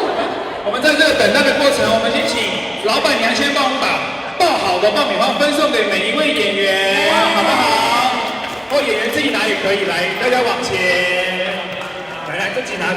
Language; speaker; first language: Chinese; native; Chinese